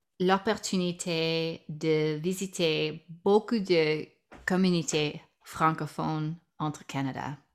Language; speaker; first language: French; non-native, learner; English